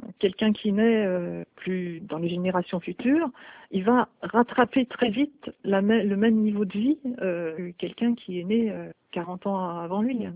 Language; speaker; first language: French; native; French